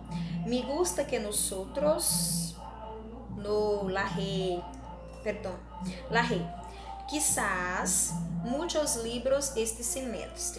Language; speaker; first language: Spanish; non-native, learner; Portuguese